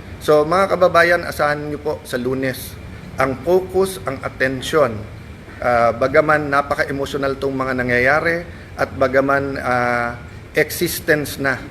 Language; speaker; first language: Filipino; native; Filipino